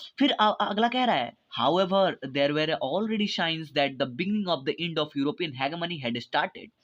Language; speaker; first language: Hindi; native; Hindi